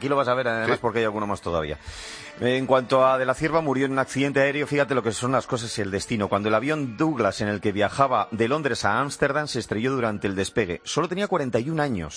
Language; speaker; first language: Spanish; native; Spanish